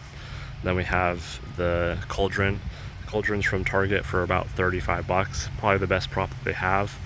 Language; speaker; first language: English; native; English